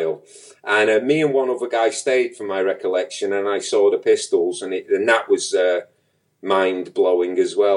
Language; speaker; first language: English; native; English